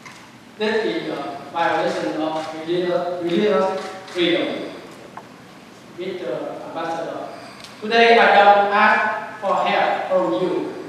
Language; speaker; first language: English; non-native, learner; Vietnamese